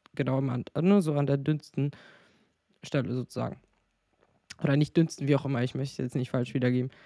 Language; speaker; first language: German; native; German